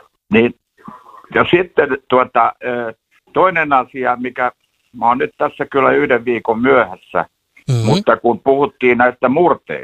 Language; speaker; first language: Finnish; native; Finnish